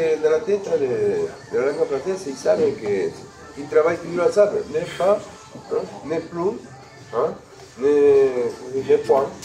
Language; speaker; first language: French; non-native, learner; Spanish